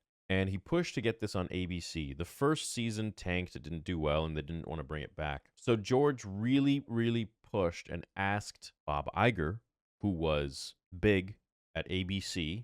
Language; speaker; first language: English; native; English